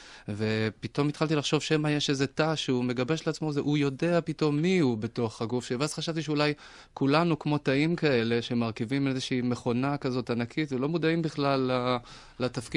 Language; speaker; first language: Hebrew; native; Hebrew